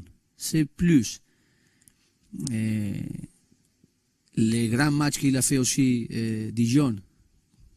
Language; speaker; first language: French; non-native, learner; Spanish